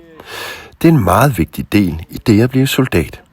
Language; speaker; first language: Danish; native; Danish